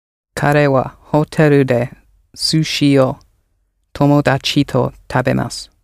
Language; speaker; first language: Japanese; non-native, learner; English